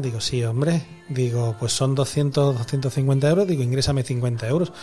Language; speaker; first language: Spanish; native; Spanish